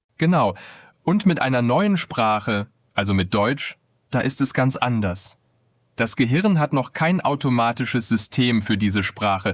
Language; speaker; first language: German; non-native, fluent; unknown